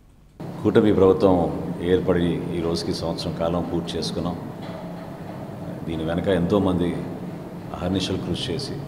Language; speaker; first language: Telugu; native; Telugu